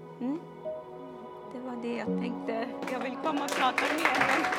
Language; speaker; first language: Swedish; non-native, fluent; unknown